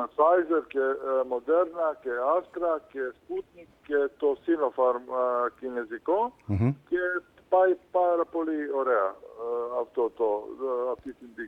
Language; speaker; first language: Greek; non-native, fluent; Serbian